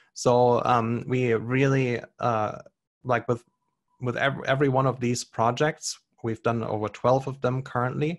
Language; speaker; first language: English; non-native, fluent; German